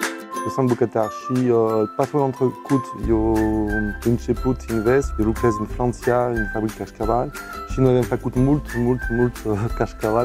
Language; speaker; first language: Romanian; non-native, learner; French